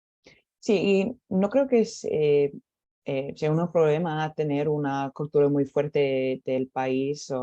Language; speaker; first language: Spanish; non-native, learner; English